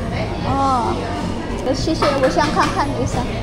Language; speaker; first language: Chinese; non-native, learner; Indonesian